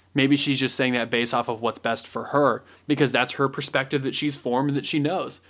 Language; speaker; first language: English; native; English